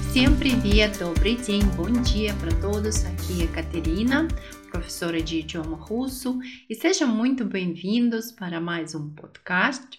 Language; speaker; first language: Portuguese; non-native, fluent; Russian